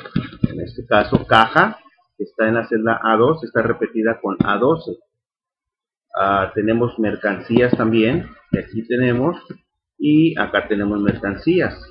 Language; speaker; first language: Spanish; native; Spanish